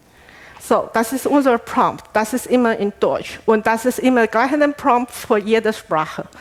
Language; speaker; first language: German; non-native, learner; Chinese